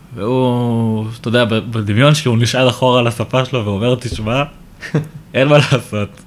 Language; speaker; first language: Hebrew; native; Hebrew